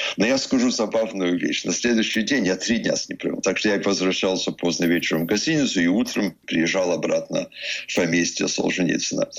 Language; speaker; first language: Russian; early bilingual, heritage; English